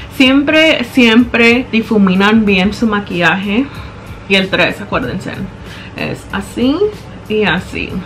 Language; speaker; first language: Spanish; early bilingual, heritage; Spanish